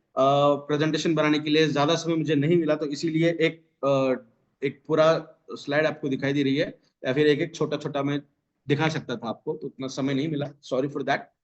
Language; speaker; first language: Hindi; non-native, local second language; Marathi